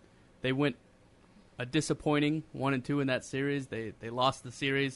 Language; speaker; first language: English; native; English